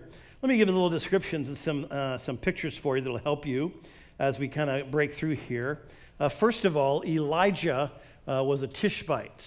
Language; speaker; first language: English; native; English